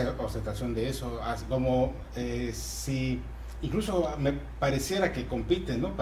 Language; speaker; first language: Spanish; native; Spanish